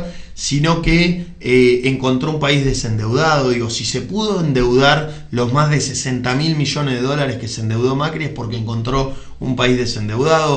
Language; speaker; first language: Spanish; native; Spanish